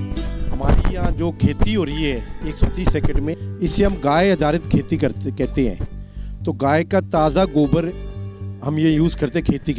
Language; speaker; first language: Hindi; non-native, local second language; Punjabi